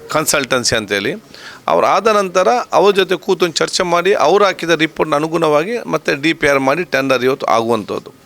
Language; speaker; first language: Kannada; native; Kannada